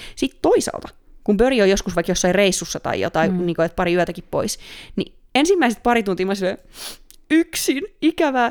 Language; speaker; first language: Finnish; native; Finnish